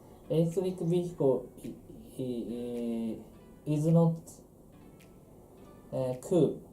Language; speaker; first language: English; non-native, learner; Japanese